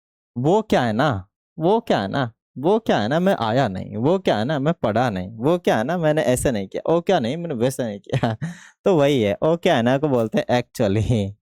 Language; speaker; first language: Hindi; native; Hindi